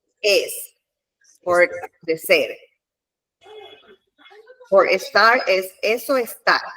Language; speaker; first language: Spanish; non-native, fluent; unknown